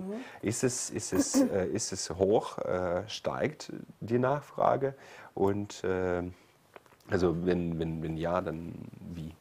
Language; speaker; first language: German; non-native, fluent; Ukrainian